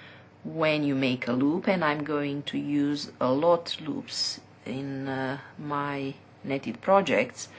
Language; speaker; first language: English; non-native, fluent; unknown